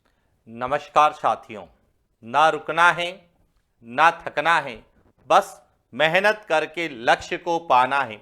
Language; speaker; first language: Hindi; native; Hindi